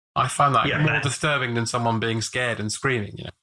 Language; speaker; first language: English; native; English